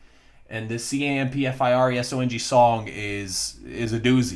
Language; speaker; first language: English; native; English